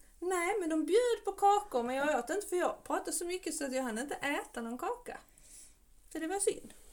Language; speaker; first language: Swedish; native; Swedish